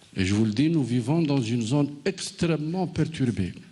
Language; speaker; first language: French; non-native, local second language; Arabic